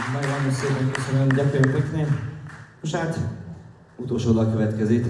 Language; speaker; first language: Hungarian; non-native, fluent; Slovak